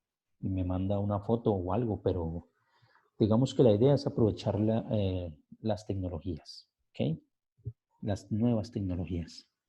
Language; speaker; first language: Spanish; native; Spanish